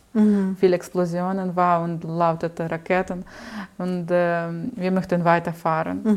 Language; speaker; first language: German; non-native, learner; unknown